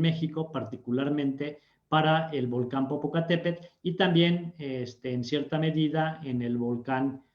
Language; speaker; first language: Spanish; native; Spanish